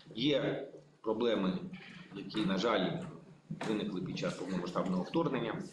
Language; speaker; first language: Ukrainian; native; Ukrainian